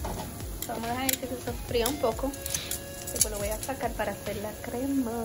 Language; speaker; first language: Spanish; early bilingual, heritage; Spanish